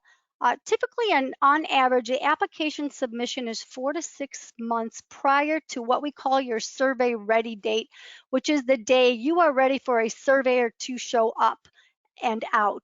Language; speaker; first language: English; native; English